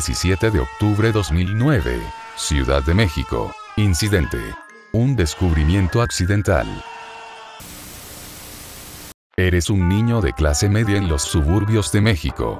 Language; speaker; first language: Spanish; native; Spanish